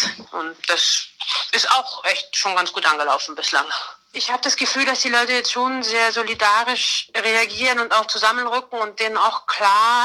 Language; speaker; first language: German; native; German